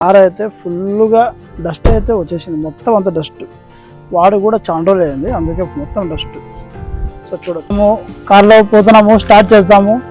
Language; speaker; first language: Telugu; native; Telugu